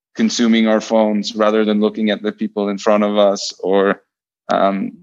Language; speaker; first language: English; non-native, fluent; Portuguese